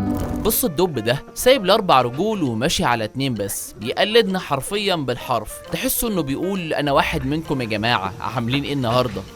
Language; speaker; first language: Arabic; native; Arabic